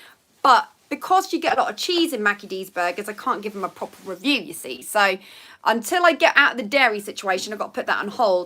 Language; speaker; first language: English; native; English